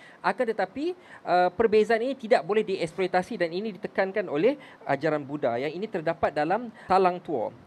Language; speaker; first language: Malay; native; Malay